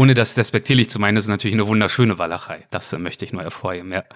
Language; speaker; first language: German; native; German